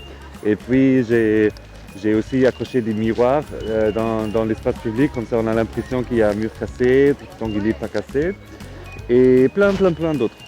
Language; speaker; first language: French; non-native, fluent; German